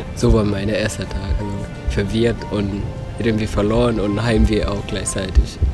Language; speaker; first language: German; non-native, fluent; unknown